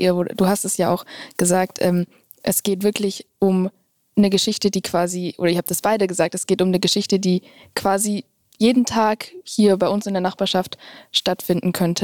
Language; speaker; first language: German; native; German